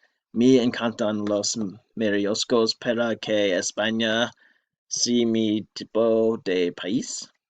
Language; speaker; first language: Spanish; non-native, learner; English